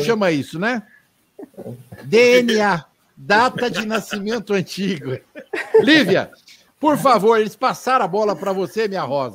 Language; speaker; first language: Portuguese; native; Portuguese